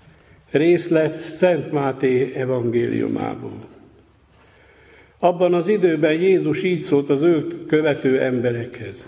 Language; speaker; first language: Hungarian; native; Hungarian